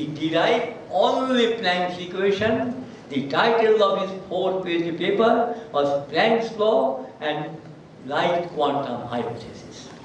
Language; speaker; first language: English; non-native, local second language; Bangla